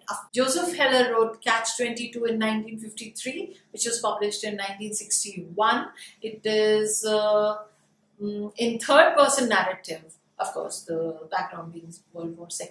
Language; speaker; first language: English; non-native, local second language; Hindi